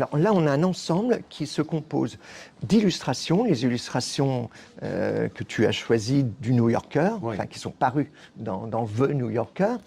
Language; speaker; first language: French; native; French